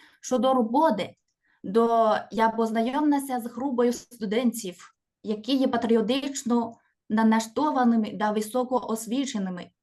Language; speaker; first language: Ukrainian; non-native, fluent; Chinese